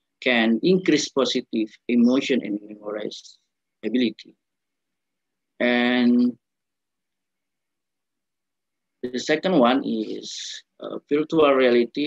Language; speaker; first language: English; non-native, learner; Indonesian